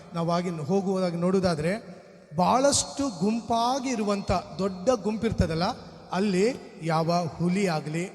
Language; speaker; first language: Kannada; non-native, local second language; Telugu